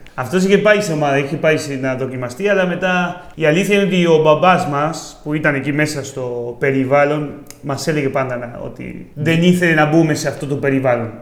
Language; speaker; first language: Greek; non-native, fluent; Spanish